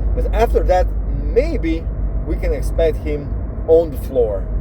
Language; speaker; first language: English; non-native, fluent; Slovenian